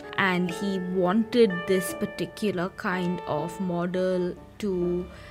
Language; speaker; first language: English; non-native, local second language; Hindi